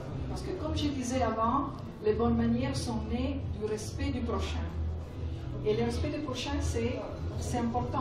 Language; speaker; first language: French; non-native, fluent; Italian